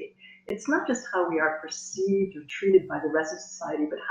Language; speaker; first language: English; native; English